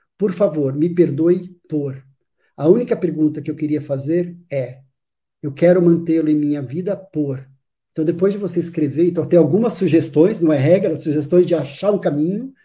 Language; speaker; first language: Portuguese; native; Portuguese